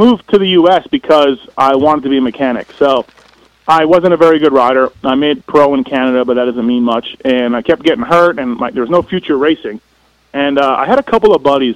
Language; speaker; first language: English; native; English